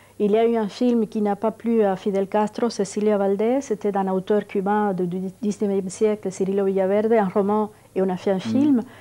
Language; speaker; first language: French; non-native, fluent; Spanish